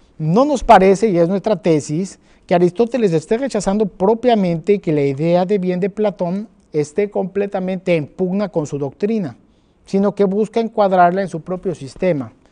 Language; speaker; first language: Spanish; native; Spanish